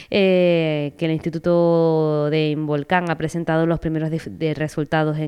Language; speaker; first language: Spanish; native; Spanish